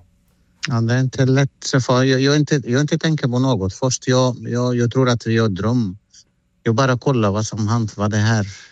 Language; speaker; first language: Swedish; non-native, learner; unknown